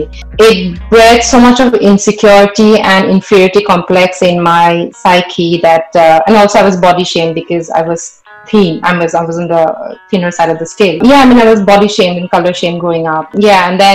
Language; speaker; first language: English; non-native, local second language; Assamese